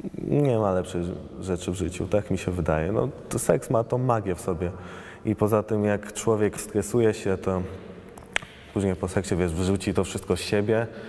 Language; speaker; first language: Polish; non-native, fluent; Italian